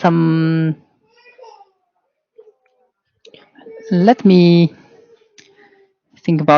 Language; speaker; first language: English; non-native, learner; Chinese